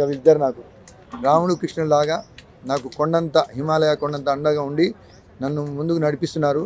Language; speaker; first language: Telugu; native; Telugu